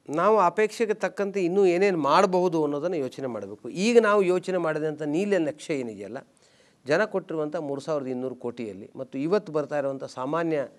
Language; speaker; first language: Kannada; native; Kannada